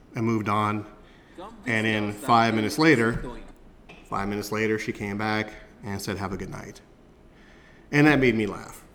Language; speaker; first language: English; native; English